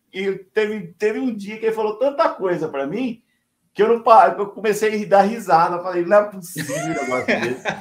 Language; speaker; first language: Portuguese; native; Portuguese